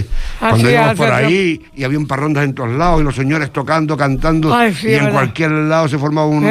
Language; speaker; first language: Spanish; native; Spanish